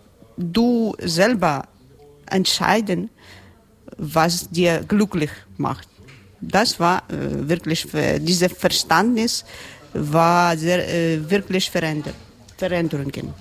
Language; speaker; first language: German; non-native, learner; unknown